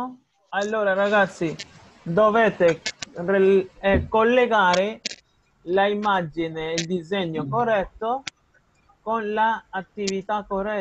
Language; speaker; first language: Italian; non-native, fluent; Spanish